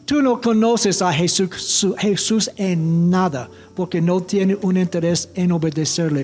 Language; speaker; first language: Spanish; non-native, fluent; English